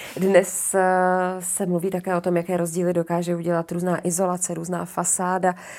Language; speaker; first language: Czech; native; Czech